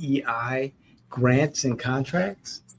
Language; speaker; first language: English; native; English